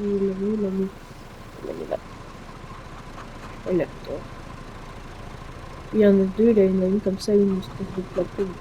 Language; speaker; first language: French; native; French